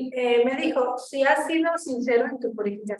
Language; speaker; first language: Spanish; native; Spanish